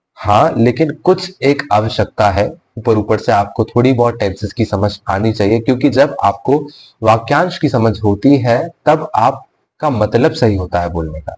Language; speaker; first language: Hindi; native; Hindi